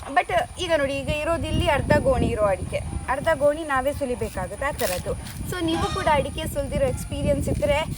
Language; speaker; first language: Kannada; non-native, local second language; Tulu